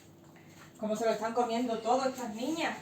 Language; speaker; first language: Spanish; native; Spanish